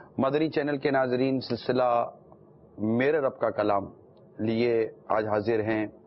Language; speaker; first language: Urdu; non-native, local second language; Memoni